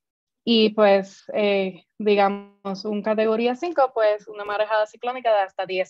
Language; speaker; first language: Spanish; native; Spanish